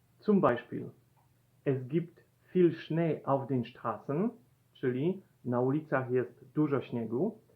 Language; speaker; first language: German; non-native, fluent; Polish